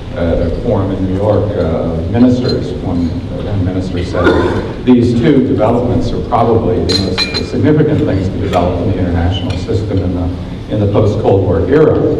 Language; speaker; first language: English; native; English